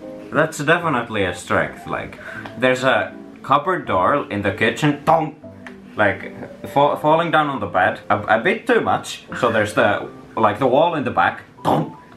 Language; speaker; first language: English; non-native, fluent; Finnish